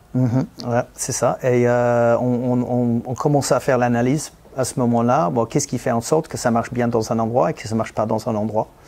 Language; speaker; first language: French; non-native, fluent; English